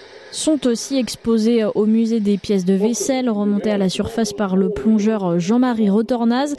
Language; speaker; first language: French; native; French